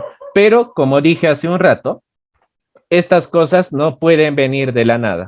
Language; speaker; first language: Spanish; native; Spanish